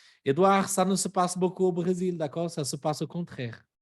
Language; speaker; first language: French; non-native, fluent; Portuguese